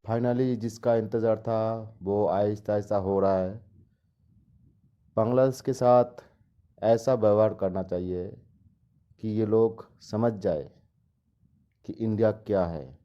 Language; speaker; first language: Hindi; non-native, local second language; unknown